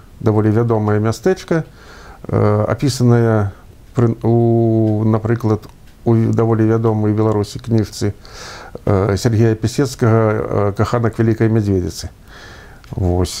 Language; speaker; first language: Belarusian; native; Belarusian